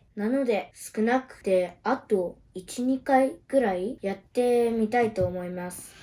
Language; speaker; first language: Japanese; early bilingual, other home language; Uyghur